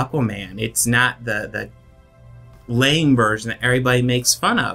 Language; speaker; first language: English; native; English